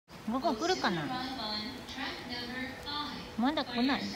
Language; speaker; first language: Japanese; native; Japanese